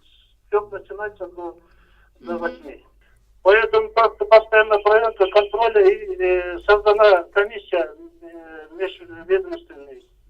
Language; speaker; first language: Russian; non-native, local second language; Kyrgyz